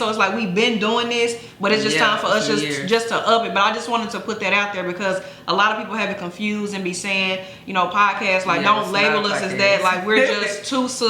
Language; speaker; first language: English; native; English